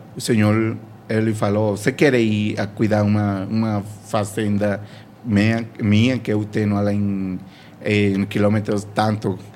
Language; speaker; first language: Portuguese; non-native, fluent; Spanish